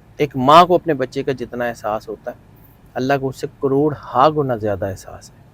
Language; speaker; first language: Urdu; non-native, local second language; Punjabi